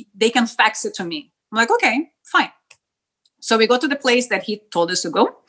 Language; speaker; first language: English; non-native, fluent; Spanish